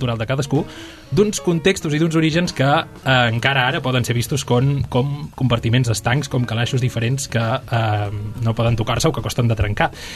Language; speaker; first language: Catalan; native; Catalan